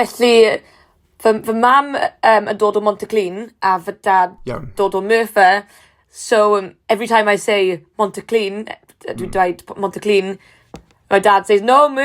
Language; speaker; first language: Welsh; non-native, learner; English